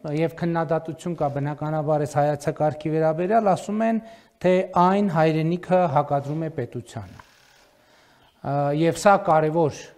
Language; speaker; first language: Armenian; native; Armenian